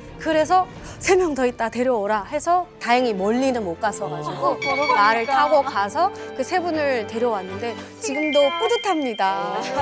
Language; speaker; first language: Korean; native; Korean